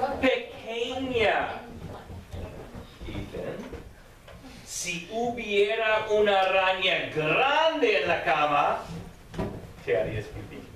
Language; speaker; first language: Spanish; non-native, fluent; English